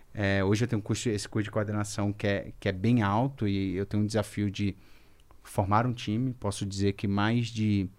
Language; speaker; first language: Portuguese; native; Portuguese